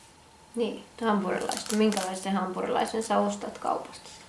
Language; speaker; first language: Finnish; native; Finnish